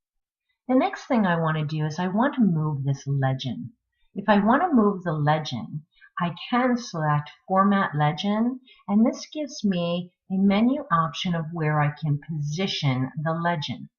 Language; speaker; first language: English; native; English